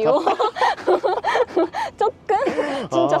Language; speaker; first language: Korean; non-native, learner; Japanese